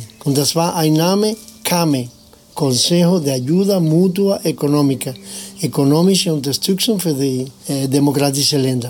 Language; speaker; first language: German; non-native, fluent; Spanish